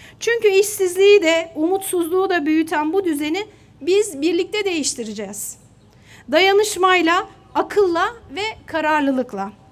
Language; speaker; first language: Turkish; native; Turkish